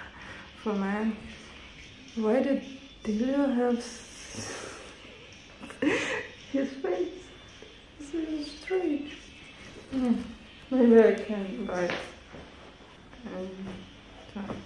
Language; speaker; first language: English; non-native, learner; German